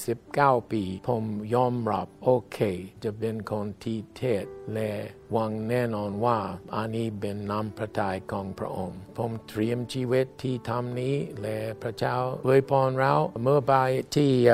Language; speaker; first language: Thai; non-native, fluent; English